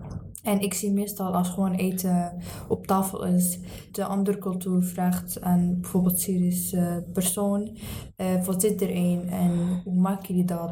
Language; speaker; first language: Dutch; early bilingual, other home language; Arabic